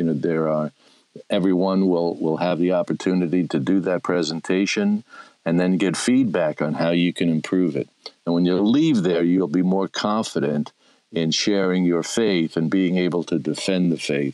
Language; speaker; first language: English; native; English